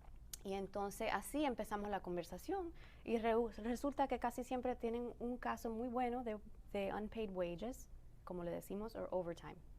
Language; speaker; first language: Spanish; early bilingual, other home language; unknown